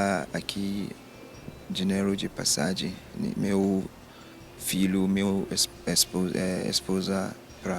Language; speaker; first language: Portuguese; non-native, learner; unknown